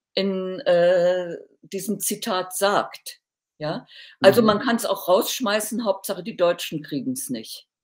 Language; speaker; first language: German; native; German